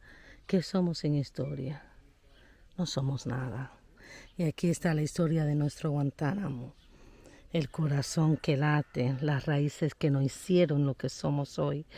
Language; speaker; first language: Spanish; native; Spanish